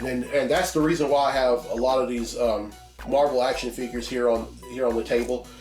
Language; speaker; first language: English; native; English